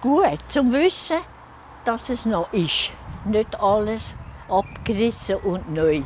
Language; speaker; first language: German; native; German